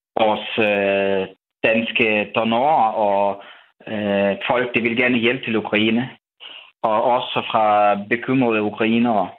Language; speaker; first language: Danish; non-native, fluent; Ukrainian